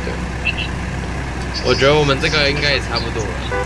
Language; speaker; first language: Chinese; native; Chinese